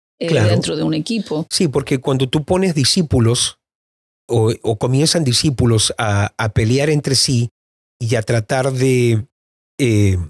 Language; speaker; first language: Spanish; native; Spanish